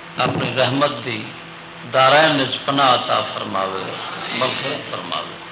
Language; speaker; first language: Urdu; non-native, local second language; Punjabi